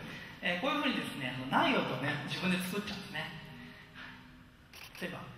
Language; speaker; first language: Japanese; native; Japanese